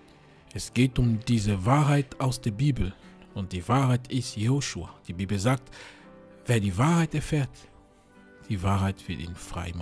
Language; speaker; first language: German; non-native, fluent; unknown